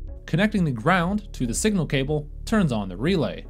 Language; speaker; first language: English; native; English